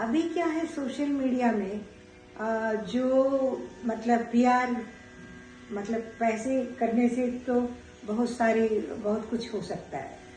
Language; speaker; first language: Hindi; non-native, local second language; Telugu